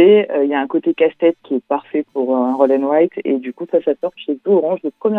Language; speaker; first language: French; native; French